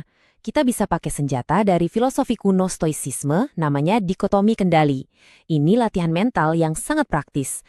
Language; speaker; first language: Indonesian; native; Indonesian